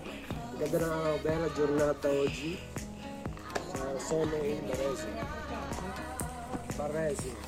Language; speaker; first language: Italian; non-native, learner; Filipino